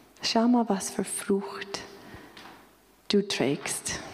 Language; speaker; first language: German; non-native, fluent; English